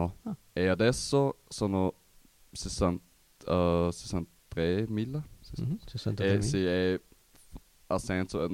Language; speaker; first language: Italian; non-native, learner; German